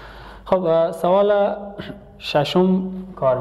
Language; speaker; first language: Persian; native; Persian